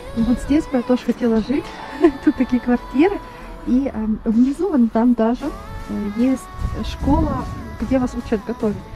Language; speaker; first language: Russian; early bilingual, heritage; Russian